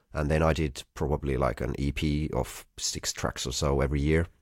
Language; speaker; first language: English; non-native, fluent; Finnish